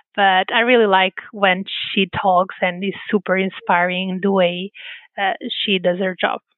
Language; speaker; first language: English; non-native, fluent; Portuguese